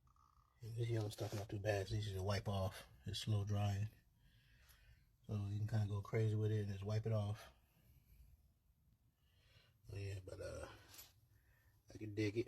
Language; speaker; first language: English; native; English